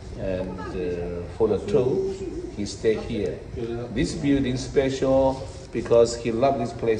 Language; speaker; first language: English; non-native, learner; Chinese